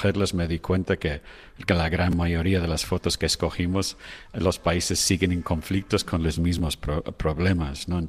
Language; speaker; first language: Spanish; non-native, fluent; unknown